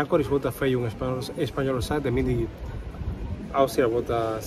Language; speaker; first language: Hungarian; non-native, learner; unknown